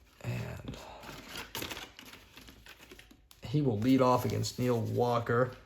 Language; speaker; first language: English; native; English